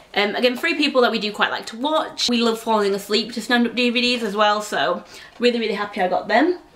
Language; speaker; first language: English; native; English